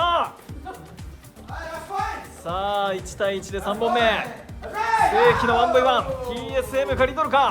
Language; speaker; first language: Japanese; native; Japanese